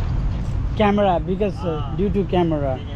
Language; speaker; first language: English; non-native, learner; Nepali